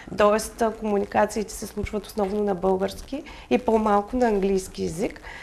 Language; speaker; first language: Bulgarian; native; Bulgarian